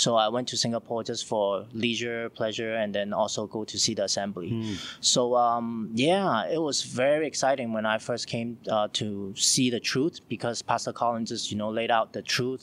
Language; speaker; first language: English; non-native, local second language; Cantonese